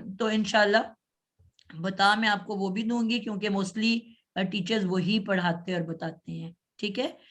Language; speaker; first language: Urdu; native; Urdu